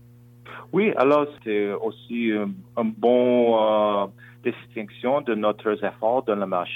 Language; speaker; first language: French; non-native, local second language; English